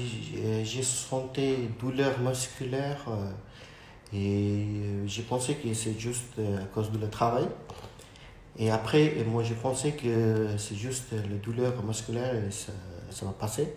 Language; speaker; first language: French; non-native, fluent; Urdu